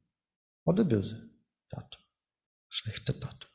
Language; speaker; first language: German; non-native, learner; Ukrainian